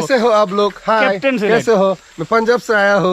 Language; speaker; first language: Hindi; non-native, learner; Bangla